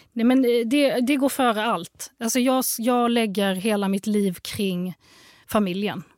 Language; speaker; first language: Swedish; early bilingual, other home language; Arabic